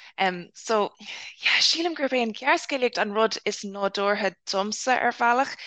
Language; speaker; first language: Irish; non-native, local second language; English